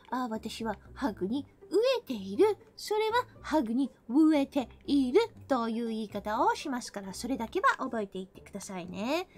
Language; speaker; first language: Japanese; non-native, fluent; English